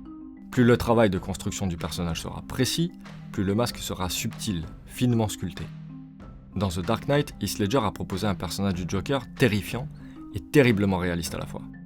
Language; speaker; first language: French; native; French